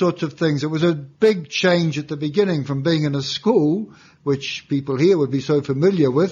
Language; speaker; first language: English; native; English